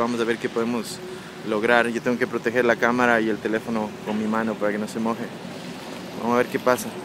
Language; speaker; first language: Spanish; native; Spanish